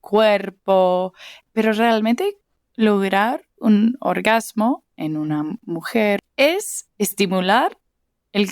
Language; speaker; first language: Spanish; early bilingual, heritage; English